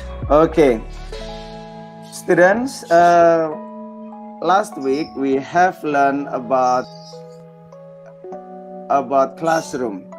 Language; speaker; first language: English; non-native, learner; Indonesian